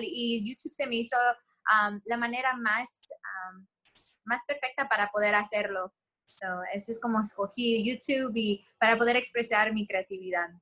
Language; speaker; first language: Spanish; early bilingual, heritage; Spanish